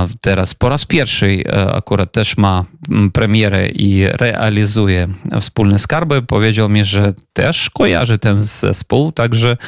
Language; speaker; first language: Polish; non-native, fluent; Ukrainian